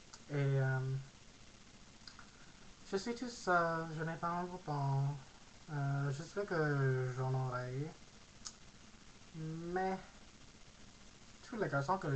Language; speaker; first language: French; non-native, learner; English